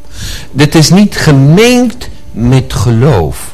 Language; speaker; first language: Dutch; non-native, fluent; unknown